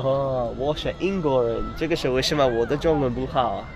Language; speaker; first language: Chinese; non-native, learner; English